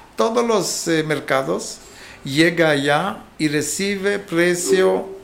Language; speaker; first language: Spanish; non-native, fluent; Hebrew